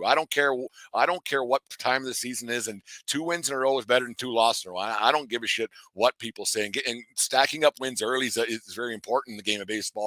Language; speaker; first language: English; native; English